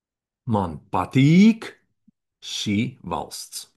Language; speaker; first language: Latvian; non-native, learner; Russian